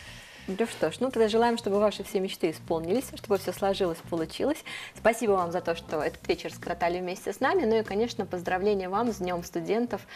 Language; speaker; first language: Russian; native; Russian